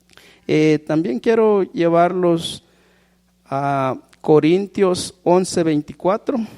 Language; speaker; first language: Spanish; native; Spanish